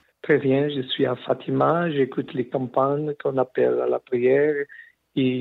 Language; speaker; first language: French; non-native, learner; Portuguese